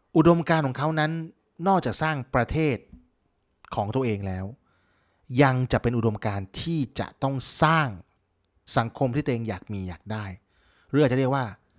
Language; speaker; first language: Thai; native; Thai